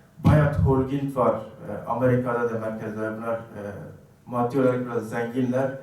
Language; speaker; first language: Turkish; non-native, fluent; Uzbek